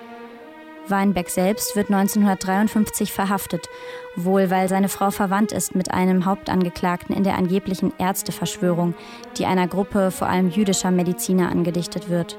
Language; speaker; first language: German; native; German